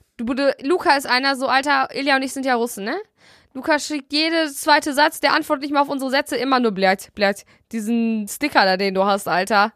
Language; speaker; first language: German; early bilingual, other home language; Russian